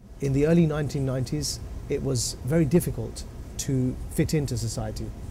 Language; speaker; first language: English; early bilingual, other home language; Urdu